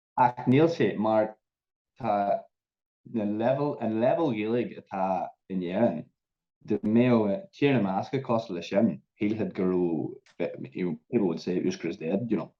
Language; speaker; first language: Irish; non-native, local second language; English